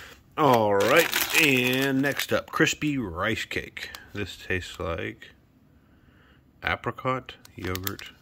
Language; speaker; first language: English; native; English